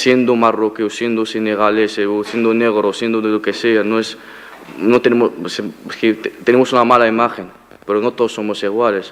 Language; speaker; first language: Spanish; non-native, fluent; Arabic